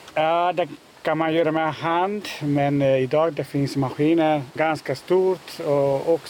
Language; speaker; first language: Swedish; non-native, fluent; Hungarian